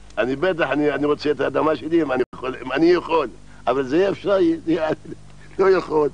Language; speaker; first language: Hebrew; non-native, local second language; Arabic